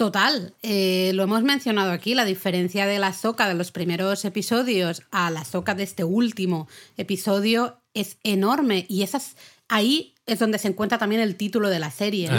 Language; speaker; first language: Spanish; native; Spanish